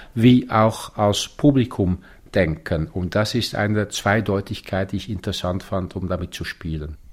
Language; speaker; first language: German; non-native, fluent; Dutch